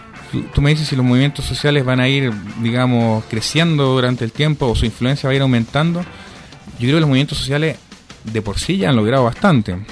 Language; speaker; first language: Spanish; native; Spanish